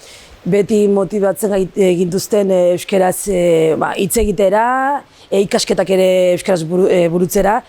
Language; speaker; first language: Basque; non-native, local second language; Arabic